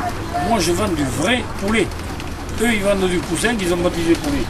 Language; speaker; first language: French; native; French